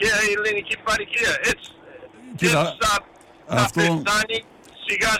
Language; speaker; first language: Greek; early bilingual, heritage; Greek